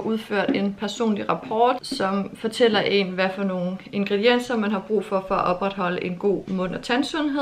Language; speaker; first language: Danish; native; Danish